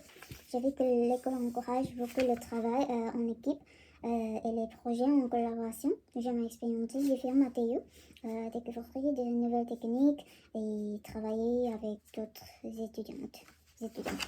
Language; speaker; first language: French; non-native, learner; Korean